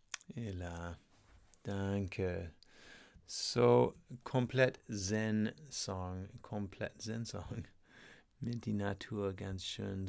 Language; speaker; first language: German; non-native, learner; English